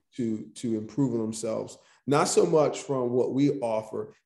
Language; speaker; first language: English; native; English